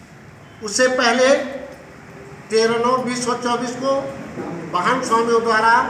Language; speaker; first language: Hindi; native; Hindi